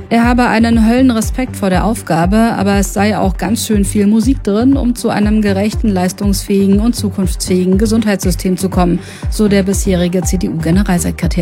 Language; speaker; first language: German; native; German